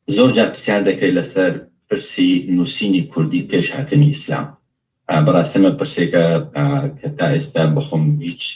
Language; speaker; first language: Central Kurdish; non-native, local second language; Kurdish